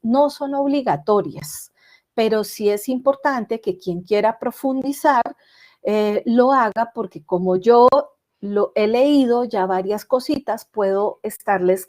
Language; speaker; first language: Spanish; native; Spanish